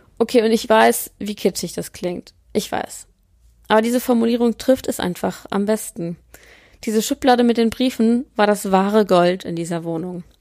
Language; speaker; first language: German; early bilingual, other home language; Polish